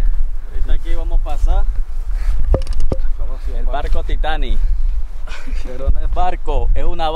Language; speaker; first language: Spanish; native; Spanish